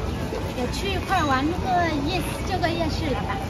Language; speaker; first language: Chinese; non-native, learner; Vietnamese